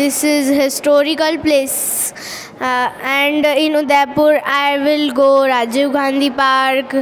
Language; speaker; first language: English; non-native, learner; Hindi